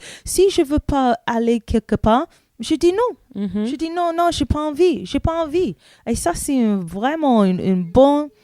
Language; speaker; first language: French; non-native, learner; English